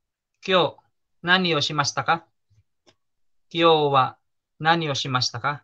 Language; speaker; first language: Japanese; non-native, fluent; Filipino